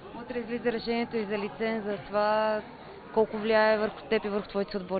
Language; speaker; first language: Bulgarian; native; Bulgarian